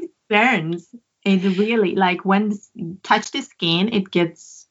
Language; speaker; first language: English; non-native, fluent; Persian